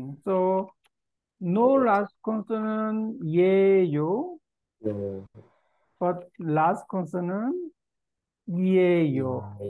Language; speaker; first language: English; non-native, learner; Korean